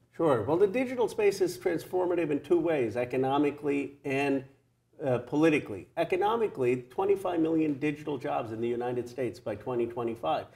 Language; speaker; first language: English; native; English